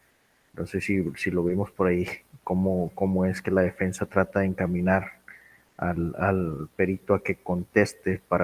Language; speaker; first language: Spanish; native; Spanish